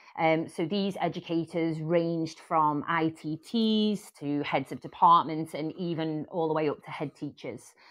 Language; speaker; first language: English; native; English